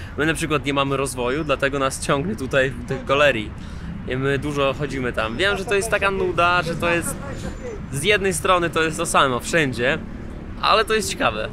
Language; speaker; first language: Polish; non-native, fluent; Russian